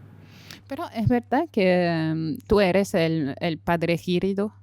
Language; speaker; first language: Spanish; non-native, fluent; French